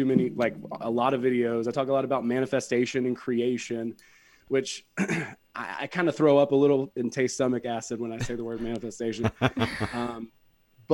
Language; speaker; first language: English; native; English